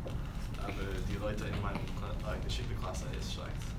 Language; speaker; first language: German; non-native, learner; English